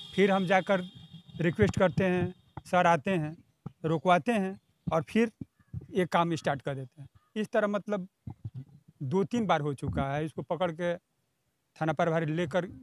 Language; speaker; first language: Hindi; native; Hindi